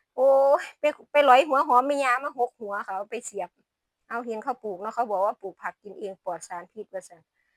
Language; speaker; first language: Thai; non-native, local second language; Lao